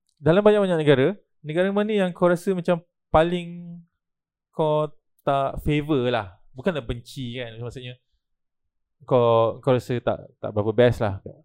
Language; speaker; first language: Malay; native; Malay